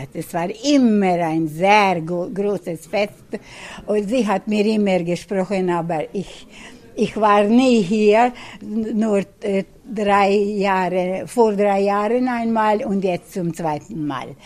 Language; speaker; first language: German; non-native, local second language; Hungarian